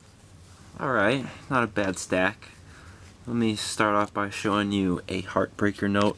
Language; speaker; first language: English; native; English